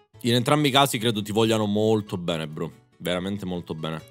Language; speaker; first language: Italian; native; Italian